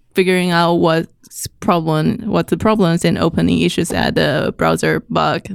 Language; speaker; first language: English; non-native, fluent; Chinese